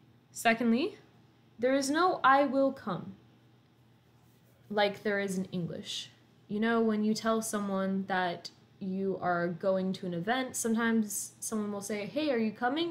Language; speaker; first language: English; native; English